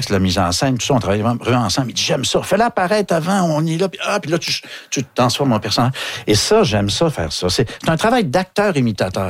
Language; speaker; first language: French; native; French